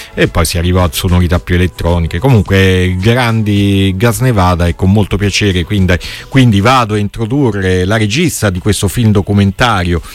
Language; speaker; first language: Italian; native; Italian